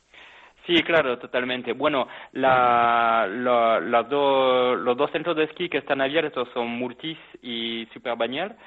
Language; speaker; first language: Spanish; non-native, fluent; French